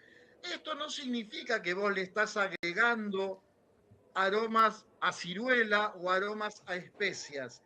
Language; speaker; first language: Spanish; native; Spanish